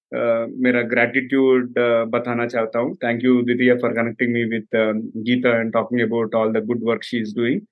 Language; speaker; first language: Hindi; non-native, local second language; Telugu